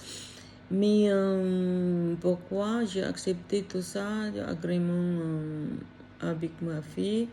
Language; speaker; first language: French; non-native, learner; Filipino